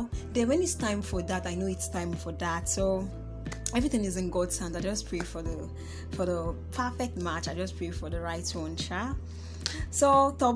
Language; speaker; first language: English; non-native, local second language; Igbo